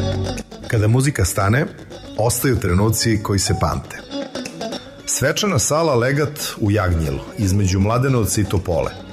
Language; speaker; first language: Serbian; native; Serbian